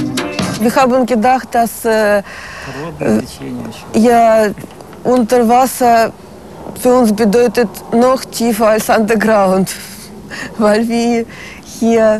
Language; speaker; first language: German; non-native, fluent; Russian